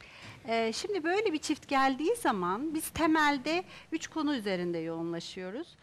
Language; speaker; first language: Turkish; native; Turkish